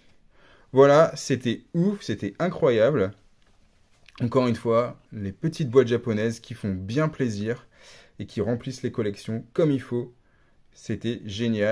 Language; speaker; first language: French; native; French